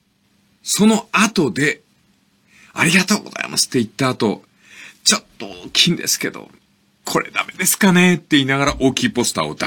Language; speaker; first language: Japanese; native; Japanese